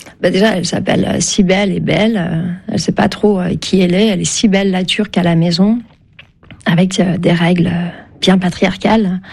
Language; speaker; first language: French; early bilingual, other home language; Turkish